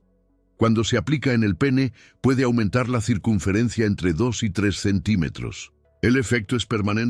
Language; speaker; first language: Spanish; native; Spanish